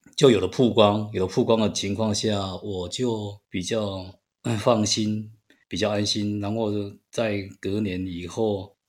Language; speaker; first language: Chinese; native; Chinese